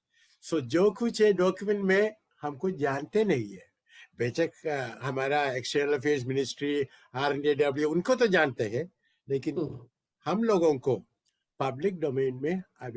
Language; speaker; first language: Hindi; non-native, local second language; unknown